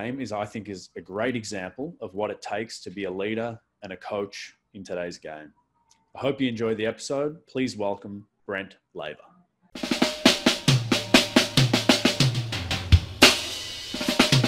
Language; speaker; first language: English; native; English